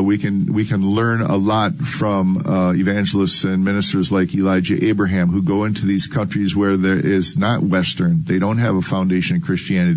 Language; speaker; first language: English; native; English